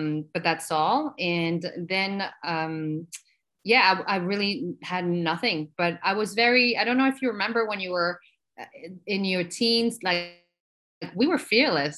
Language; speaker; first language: English; non-native, fluent; Arabic